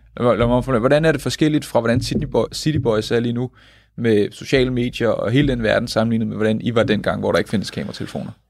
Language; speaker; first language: Danish; native; Danish